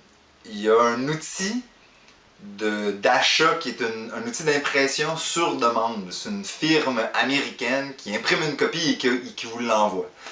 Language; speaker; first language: French; native; French